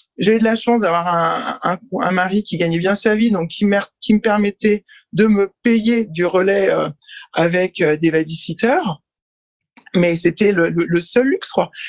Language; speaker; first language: French; native; French